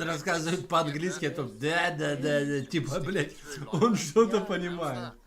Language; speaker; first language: Russian; native; Russian